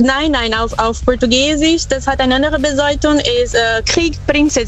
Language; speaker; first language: German; non-native, fluent; Portuguese